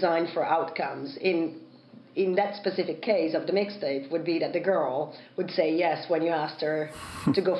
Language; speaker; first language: English; non-native, fluent; Italian